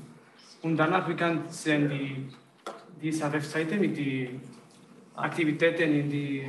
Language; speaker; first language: German; non-native, learner; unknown